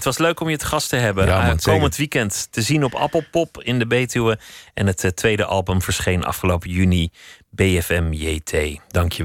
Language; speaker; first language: Dutch; native; Dutch